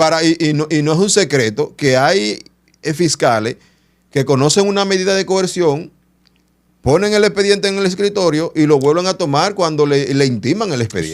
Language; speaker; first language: Spanish; native; Spanish